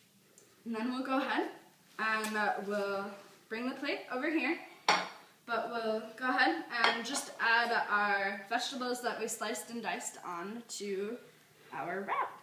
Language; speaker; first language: English; native; English